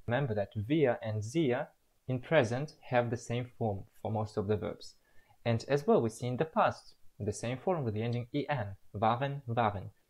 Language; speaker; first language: English; non-native, fluent; Russian